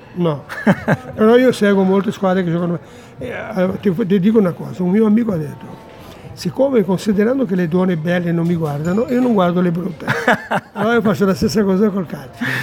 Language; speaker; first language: Italian; non-native, fluent; Portuguese